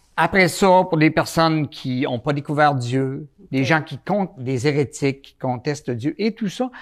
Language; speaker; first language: French; native; French